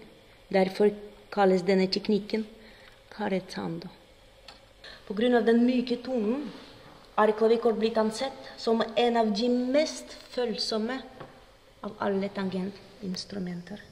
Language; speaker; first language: Norwegian; non-native, fluent; Russian